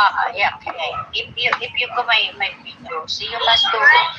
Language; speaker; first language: English; non-native, learner; Filipino